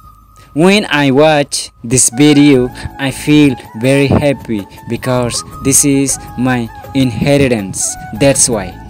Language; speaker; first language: English; non-native, local second language; Rohingya